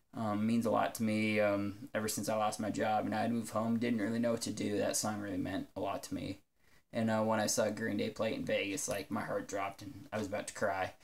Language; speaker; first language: English; native; English